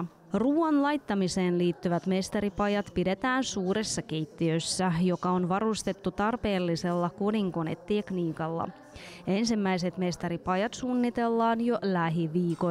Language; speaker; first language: Finnish; non-native, local second language; Russian